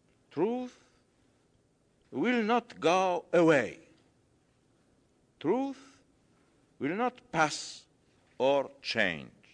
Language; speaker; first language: English; non-native, fluent; Polish